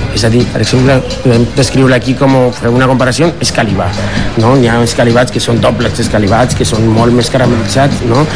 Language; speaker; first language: Catalan; non-native, fluent; Spanish